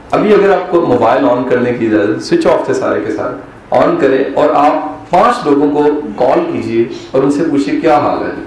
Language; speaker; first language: Urdu; non-native, local second language; Punjabi